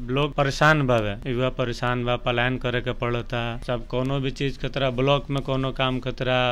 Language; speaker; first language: Hindi; native; Hindi